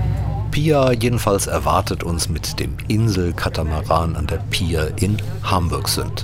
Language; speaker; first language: German; native; German